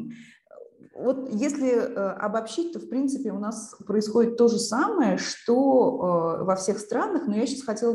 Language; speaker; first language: Russian; non-native, local second language; Uzbek